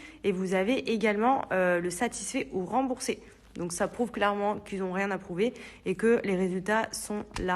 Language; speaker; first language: French; native; French